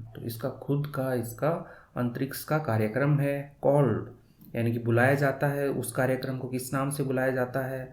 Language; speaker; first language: Hindi; native; Hindi